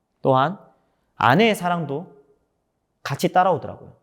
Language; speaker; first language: Korean; native; Korean